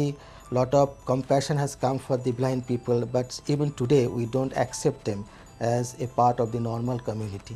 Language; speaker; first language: English; non-native, local second language; Bangla